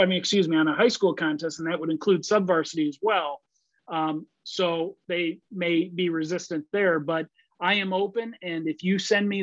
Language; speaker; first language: English; native; English